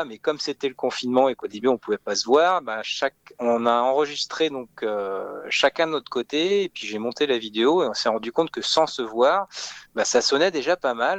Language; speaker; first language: French; native; French